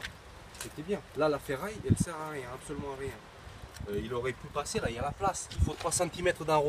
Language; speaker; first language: French; native; French